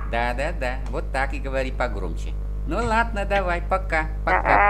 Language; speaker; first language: Russian; non-native, fluent; Vietnamese